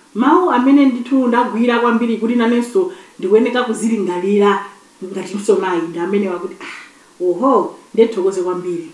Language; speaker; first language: Nyanja; native; Nyanja